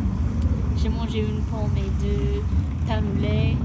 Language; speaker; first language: French; non-native, learner; English